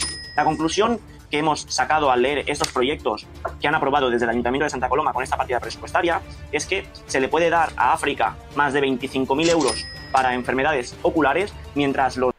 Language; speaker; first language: Spanish; native; Spanish